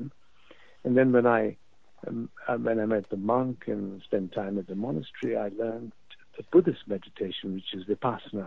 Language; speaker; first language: English; non-native, local second language; Urdu